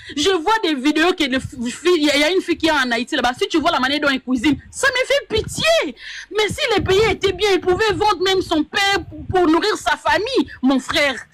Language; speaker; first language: French; non-native, local second language; Lingala